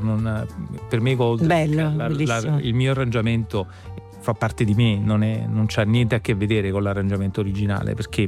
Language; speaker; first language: Italian; native; Italian